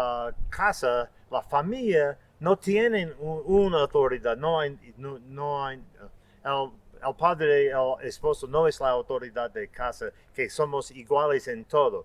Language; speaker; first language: Spanish; non-native, fluent; English